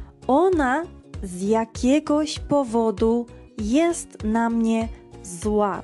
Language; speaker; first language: Polish; non-native, fluent; Georgian